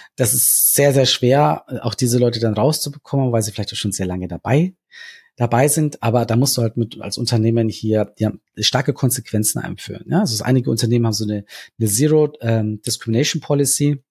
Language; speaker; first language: German; native; German